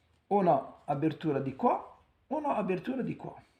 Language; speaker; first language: Italian; non-native, learner; Arabic